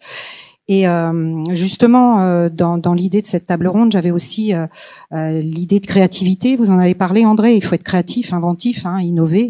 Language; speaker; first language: French; native; French